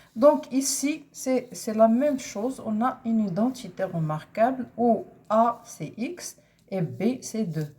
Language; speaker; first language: French; non-native, local second language; Arabic